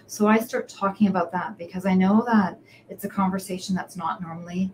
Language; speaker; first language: English; native; English